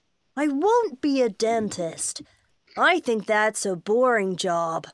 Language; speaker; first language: English; non-native, learner; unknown